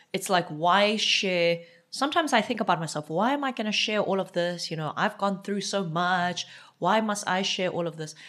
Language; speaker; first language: English; non-native, local second language; Xhosa